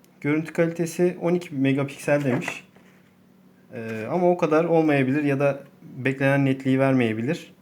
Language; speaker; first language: Turkish; native; Turkish